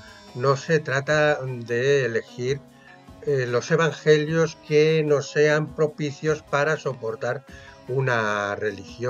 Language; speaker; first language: Spanish; native; Spanish